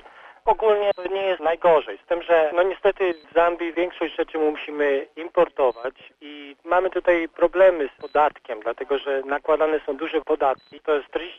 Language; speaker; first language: Polish; native; Polish